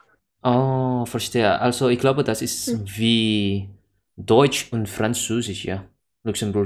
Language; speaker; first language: German; non-native, learner; Indonesian